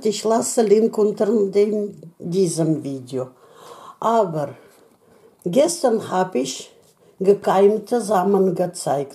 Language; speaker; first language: German; non-native, learner; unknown